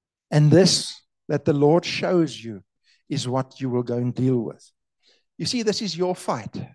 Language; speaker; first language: English; non-native, local second language; Afrikaans